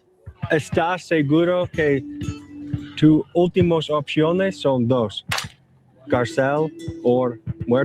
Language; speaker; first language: Spanish; non-native, learner; English